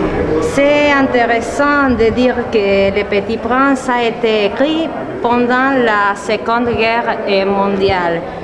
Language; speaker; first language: French; non-native, learner; Spanish